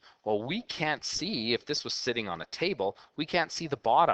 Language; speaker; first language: English; native; English